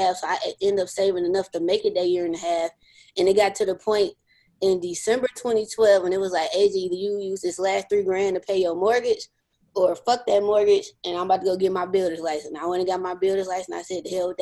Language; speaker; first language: English; native; English